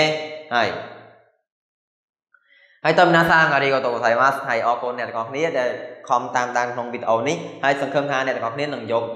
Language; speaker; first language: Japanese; non-native, fluent; Khmer